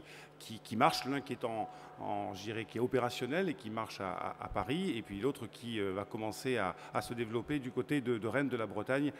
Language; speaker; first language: French; native; French